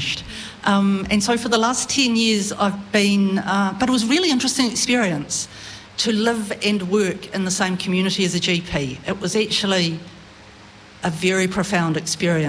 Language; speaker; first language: English; native; English